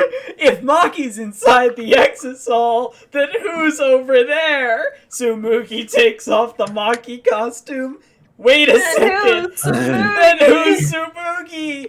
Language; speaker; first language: English; native; English